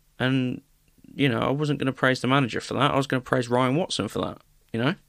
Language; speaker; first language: English; native; English